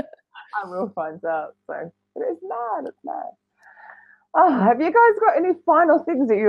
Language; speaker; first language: English; native; English